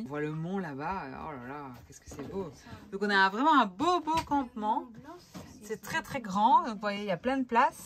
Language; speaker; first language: French; native; French